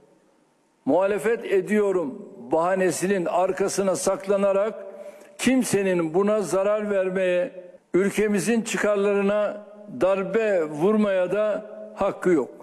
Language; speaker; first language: Turkish; native; Turkish